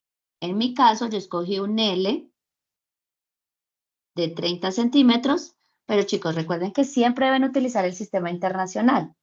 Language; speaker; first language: Spanish; native; Spanish